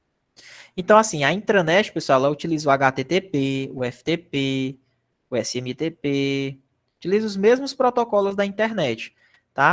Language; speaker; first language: Portuguese; native; Portuguese